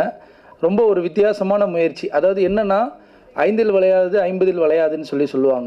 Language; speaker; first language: Tamil; native; Tamil